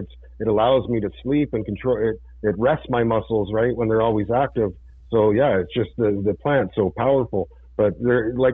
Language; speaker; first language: English; native; English